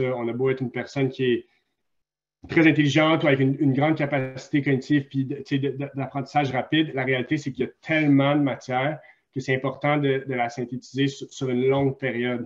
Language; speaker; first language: French; native; French